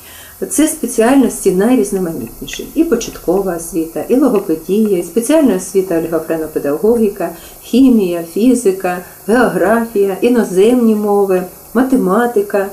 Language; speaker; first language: Ukrainian; native; Ukrainian